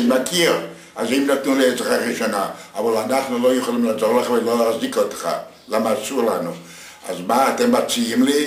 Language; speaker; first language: Hebrew; non-native, fluent; Yiddish